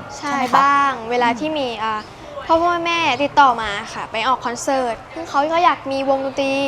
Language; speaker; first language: Thai; native; Thai